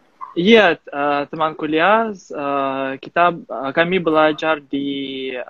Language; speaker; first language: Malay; non-native, fluent; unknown